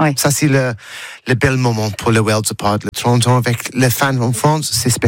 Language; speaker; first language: French; non-native, learner; English